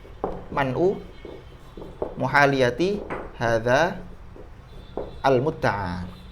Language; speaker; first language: Arabic; non-native, fluent; Indonesian